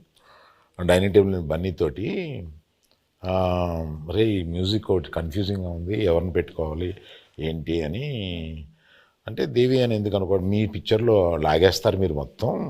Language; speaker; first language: Telugu; native; Telugu